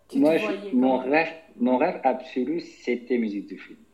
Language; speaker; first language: French; non-native, fluent; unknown